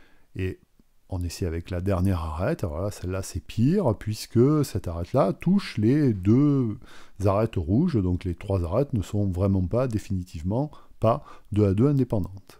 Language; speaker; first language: French; native; French